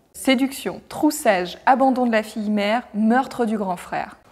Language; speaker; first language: French; native; French